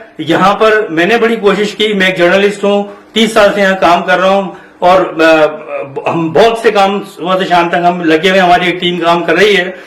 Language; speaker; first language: Urdu; native; Urdu